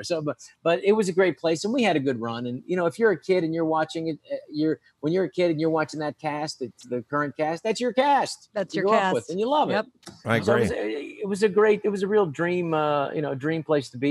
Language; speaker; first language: English; native; English